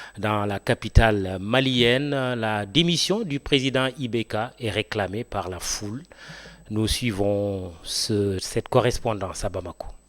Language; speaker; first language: French; non-native, local second language; Wolof